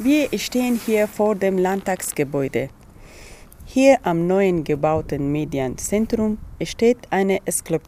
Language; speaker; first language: German; non-native, learner; Persian